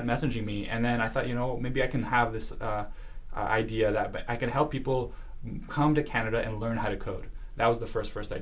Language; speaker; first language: English; early bilingual, other home language; Russian